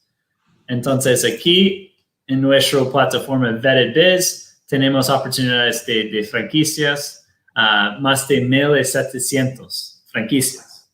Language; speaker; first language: Spanish; non-native, fluent; Portuguese